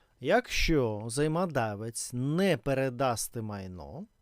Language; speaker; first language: Ukrainian; non-native, learner; Russian